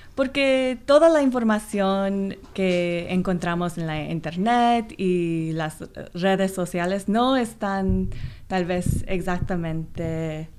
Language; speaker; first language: Spanish; non-native, fluent; Korean